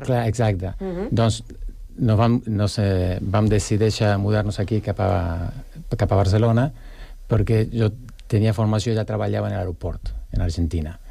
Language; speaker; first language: Catalan; non-native, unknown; Spanish